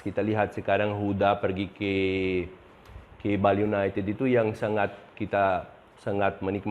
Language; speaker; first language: Indonesian; non-native, fluent; Portuguese